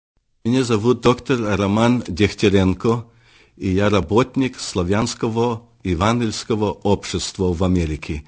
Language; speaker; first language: Russian; early bilingual, heritage; Russian